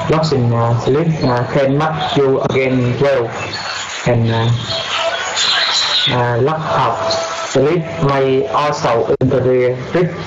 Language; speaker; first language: English; non-native, learner; Vietnamese